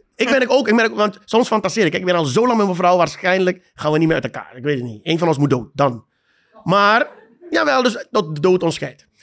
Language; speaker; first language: Dutch; native; Dutch